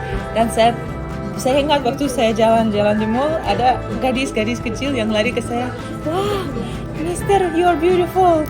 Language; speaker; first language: Indonesian; non-native, fluent; Russian